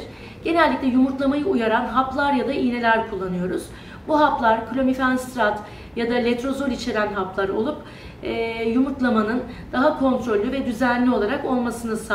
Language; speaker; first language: Turkish; native; Turkish